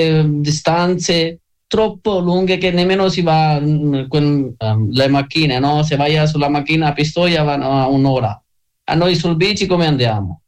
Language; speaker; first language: Italian; non-native, learner; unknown